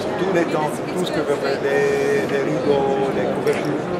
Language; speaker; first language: French; non-native, fluent; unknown